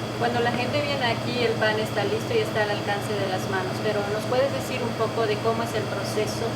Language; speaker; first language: Spanish; non-native, fluent; Portuguese